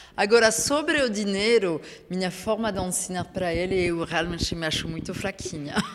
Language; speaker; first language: Portuguese; non-native, fluent; French